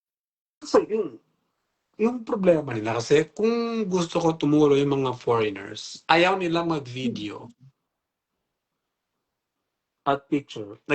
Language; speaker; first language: Filipino; non-native, learner; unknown